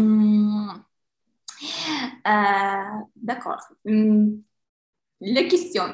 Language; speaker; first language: French; non-native, learner; Ukrainian